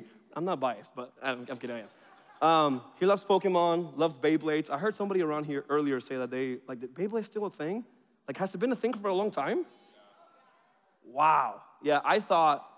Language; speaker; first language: English; early bilingual, other home language; Spanish